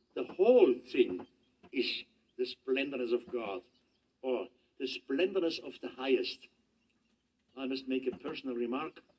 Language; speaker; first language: English; non-native, fluent; German